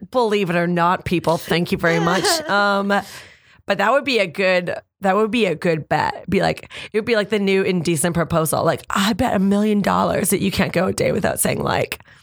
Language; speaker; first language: English; native; English